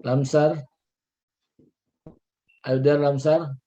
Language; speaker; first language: English; non-native, learner; Indonesian